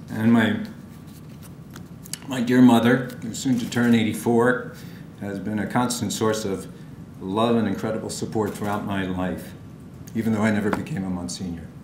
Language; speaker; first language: English; native; English